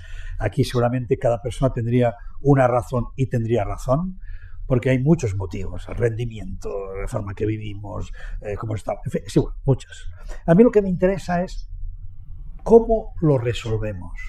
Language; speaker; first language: Spanish; native; Spanish